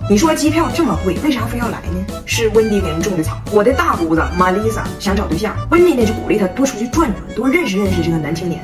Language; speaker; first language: Chinese; native; Chinese